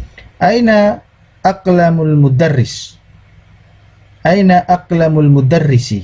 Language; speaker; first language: Arabic; non-native, fluent; Indonesian